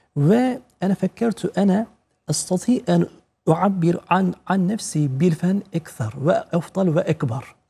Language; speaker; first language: Arabic; non-native, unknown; Turkish